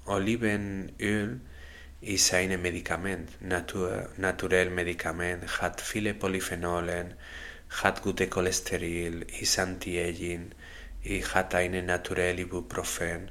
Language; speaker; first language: German; non-native, learner; Spanish